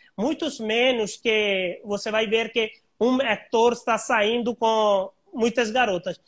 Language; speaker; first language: Portuguese; non-native, learner; Hindi